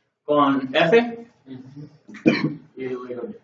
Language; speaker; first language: Spanish; non-native, learner; English